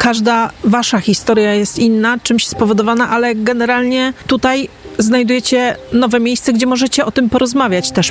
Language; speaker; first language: Polish; native; Polish